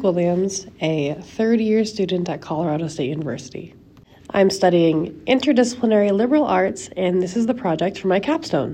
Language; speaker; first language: English; native; English